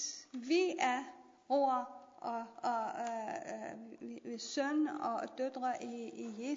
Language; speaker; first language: Danish; non-native, learner; Persian